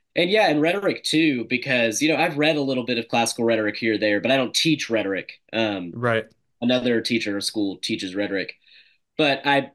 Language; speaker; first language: English; native; English